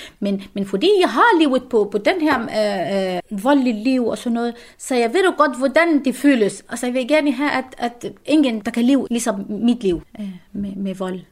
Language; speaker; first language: Danish; non-native, fluent; Arabic